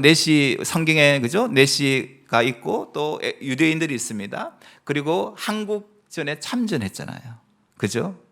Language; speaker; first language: Korean; native; Korean